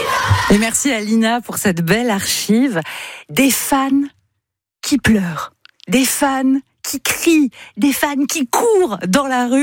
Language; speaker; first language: French; native; French